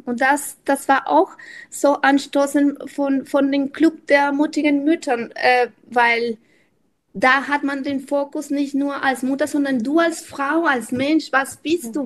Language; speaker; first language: German; non-native, fluent; Spanish